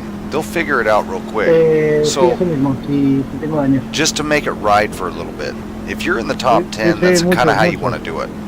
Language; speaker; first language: English; native; English